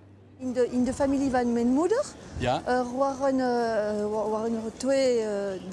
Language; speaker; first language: Dutch; non-native, local second language; French